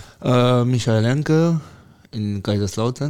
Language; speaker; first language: German; non-native, learner; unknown